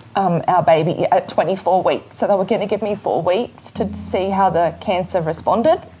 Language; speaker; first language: English; native; English